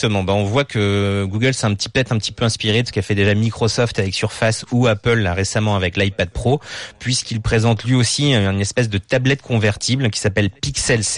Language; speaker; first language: French; native; French